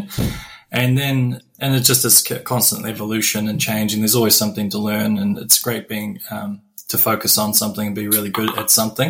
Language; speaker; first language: English; native; English